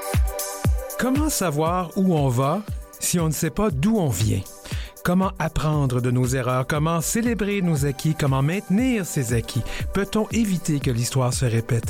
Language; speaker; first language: French; native; French